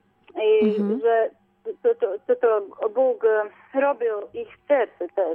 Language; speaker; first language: Polish; non-native, learner; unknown